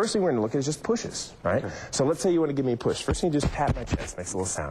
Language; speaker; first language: English; native; English